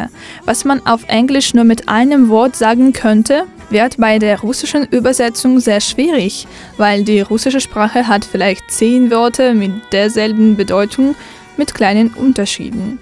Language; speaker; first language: German; non-native, fluent; Russian